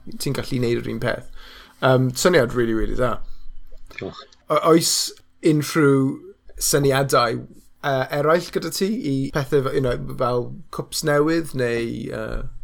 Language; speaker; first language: Welsh; non-native, local second language; English